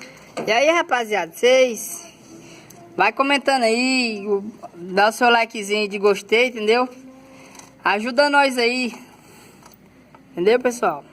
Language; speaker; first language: Portuguese; native; Portuguese